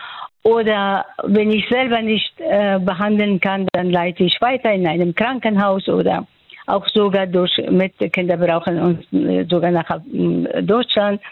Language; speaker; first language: German; non-native, fluent; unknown